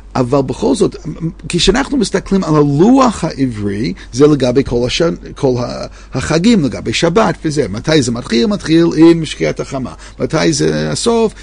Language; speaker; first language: Hebrew; non-native, fluent; English